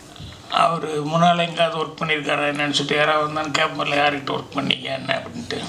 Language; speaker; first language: Tamil; native; Tamil